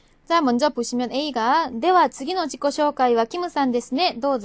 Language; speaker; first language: Japanese; non-native, local second language; Korean